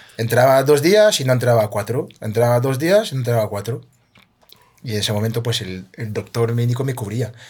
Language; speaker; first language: Spanish; non-native, fluent; French